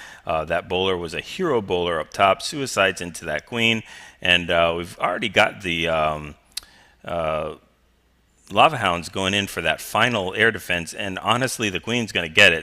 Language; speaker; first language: English; native; English